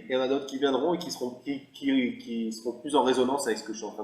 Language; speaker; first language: French; native; French